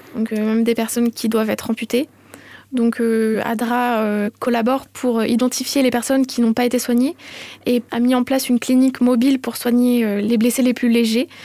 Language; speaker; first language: French; native; French